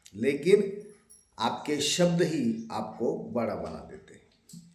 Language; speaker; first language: Hindi; non-native, local second language; Marathi